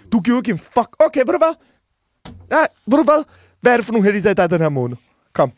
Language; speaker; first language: Danish; early bilingual, other home language; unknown